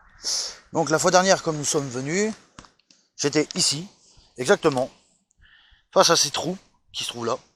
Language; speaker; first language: French; native; French